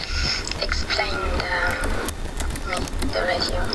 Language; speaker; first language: English; non-native, fluent; French